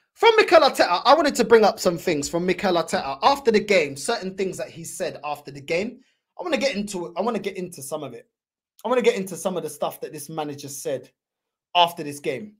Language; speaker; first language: English; early bilingual, other home language; Portuguese